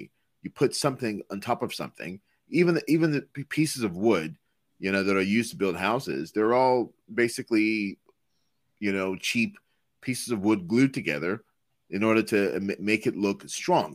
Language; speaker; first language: English; non-native, local second language; Yoruba